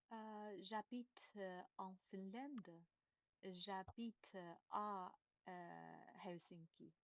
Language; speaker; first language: French; non-native, learner; Chinese